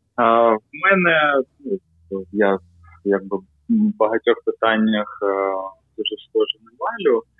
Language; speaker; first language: Ukrainian; non-native, local second language; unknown